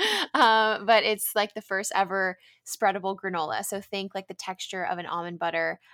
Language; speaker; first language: English; native; English